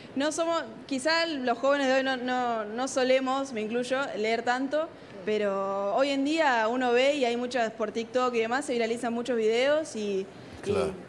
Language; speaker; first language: Spanish; native; Spanish